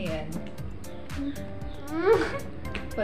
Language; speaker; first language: English; non-native, fluent; Indonesian